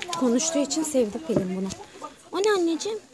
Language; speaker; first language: Turkish; native; Turkish